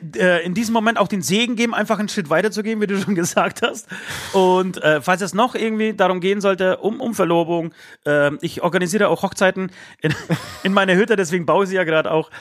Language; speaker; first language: German; early bilingual, other home language; Polish